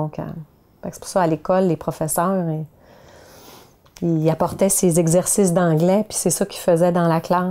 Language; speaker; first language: French; native; French